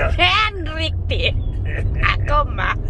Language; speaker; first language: Norwegian; non-native, learner; Thai